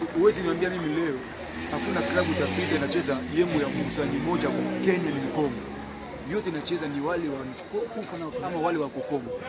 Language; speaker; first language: Swahili; non-native, local second language; Lingala